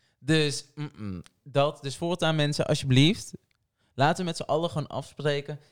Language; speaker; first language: Dutch; early bilingual, other home language; Portuguese